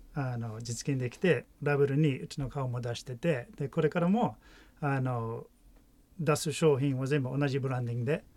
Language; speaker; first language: Japanese; non-native, fluent; English